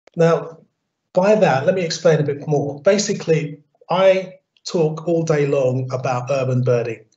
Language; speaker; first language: English; native; English